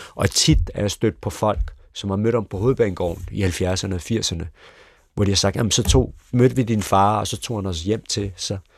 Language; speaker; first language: Danish; early bilingual, other home language; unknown